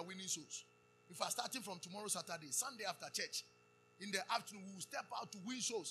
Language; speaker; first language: English; non-native, local second language; Akan